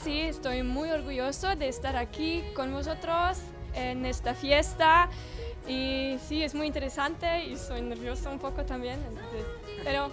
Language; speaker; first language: Spanish; non-native, learner; German